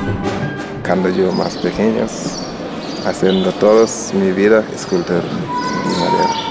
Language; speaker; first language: Spanish; non-native, learner; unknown